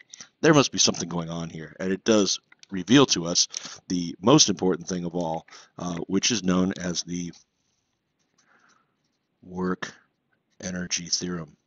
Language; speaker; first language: English; native; English